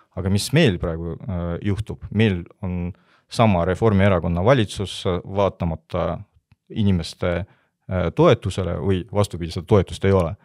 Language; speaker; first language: Estonian; non-native, local second language; Russian